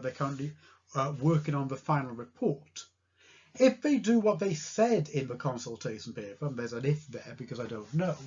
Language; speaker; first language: English; native; English